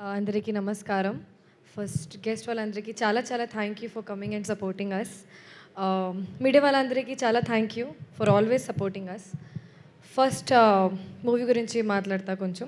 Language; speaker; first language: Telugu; non-native, fluent; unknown